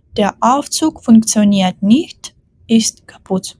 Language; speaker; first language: German; non-native, fluent; Ukrainian